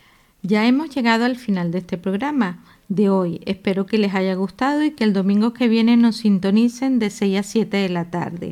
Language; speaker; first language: Spanish; native; Spanish